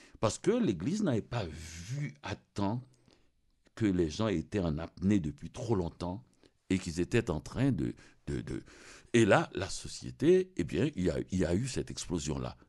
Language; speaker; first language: French; non-native, local second language; Haitian Creole